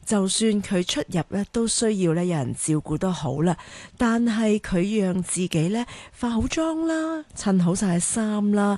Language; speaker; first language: Cantonese; native; Cantonese